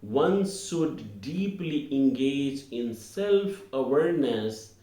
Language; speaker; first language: English; non-native, local second language; Hindi